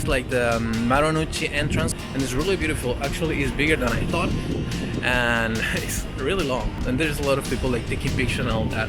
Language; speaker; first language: English; non-native, fluent; Spanish